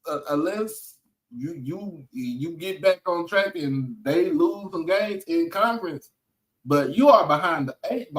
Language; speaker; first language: English; native; English